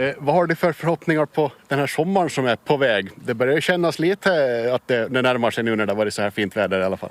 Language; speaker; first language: Swedish; native; Swedish